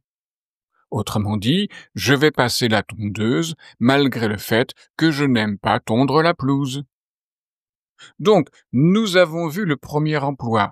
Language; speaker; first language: French; native; French